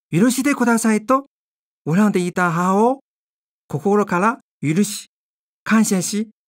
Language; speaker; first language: Japanese; non-native, fluent; Chinese